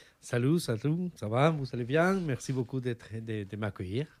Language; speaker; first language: French; non-native, fluent; Spanish